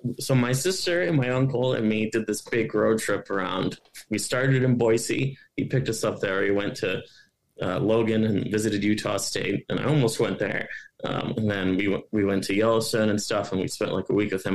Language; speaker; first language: English; native; English